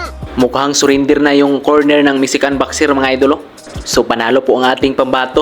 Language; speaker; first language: Filipino; native; Filipino